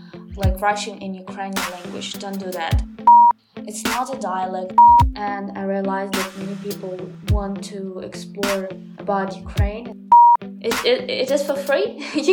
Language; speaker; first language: English; non-native, fluent; Ukrainian